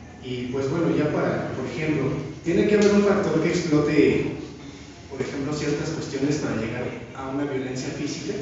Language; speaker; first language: Spanish; native; Spanish